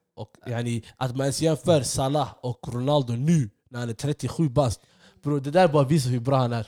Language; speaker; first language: Swedish; early bilingual, other home language; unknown